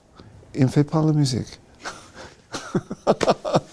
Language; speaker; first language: French; non-native, learner; English